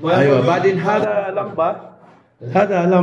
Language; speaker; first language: Arabic; non-native, learner; Filipino